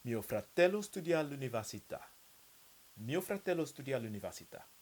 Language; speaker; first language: Italian; non-native, learner; English